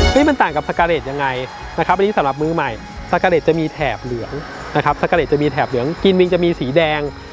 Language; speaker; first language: Thai; native; Thai